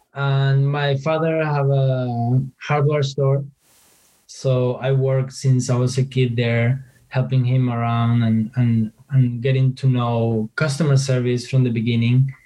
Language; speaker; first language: English; non-native, fluent; Spanish